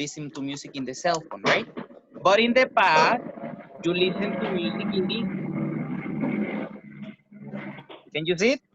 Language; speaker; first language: English; non-native, fluent; Spanish